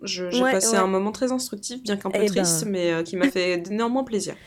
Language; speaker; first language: French; native; French